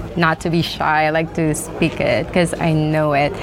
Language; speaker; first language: English; non-native, local second language; Filipino